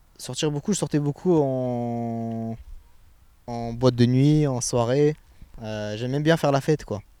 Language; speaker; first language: French; early bilingual, other home language; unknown